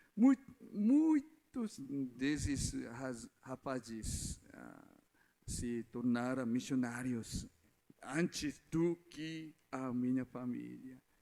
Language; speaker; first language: Portuguese; non-native, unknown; Korean